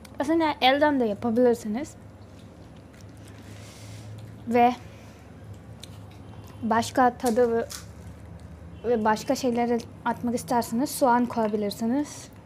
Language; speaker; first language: Turkish; non-native, learner; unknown